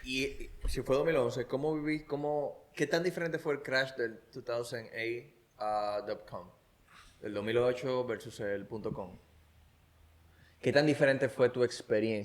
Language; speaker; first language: Spanish; native; Spanish